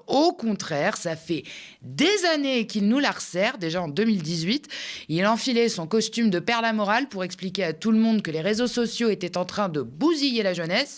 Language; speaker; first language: French; native; French